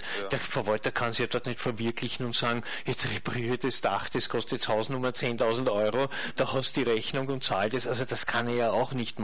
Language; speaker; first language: German; native; German